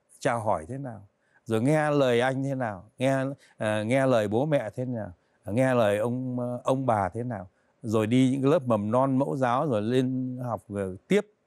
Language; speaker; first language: Vietnamese; native; Vietnamese